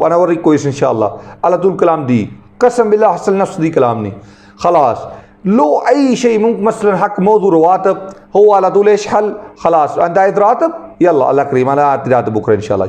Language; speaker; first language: Arabic; non-native, learner; Urdu